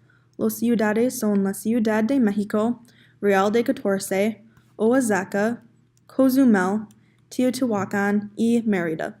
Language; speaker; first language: Spanish; non-native, learner; English